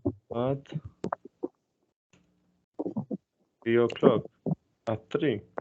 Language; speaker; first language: English; non-native, fluent; Spanish